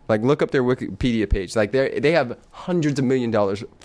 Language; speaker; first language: English; native; English